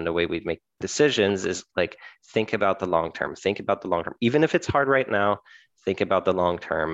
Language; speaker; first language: English; early bilingual, other home language; French